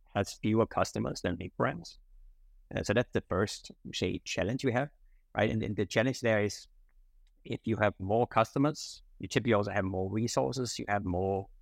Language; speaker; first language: English; non-native, fluent; Danish